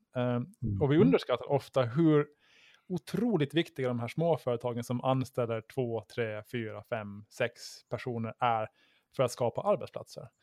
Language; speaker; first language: Swedish; native; Swedish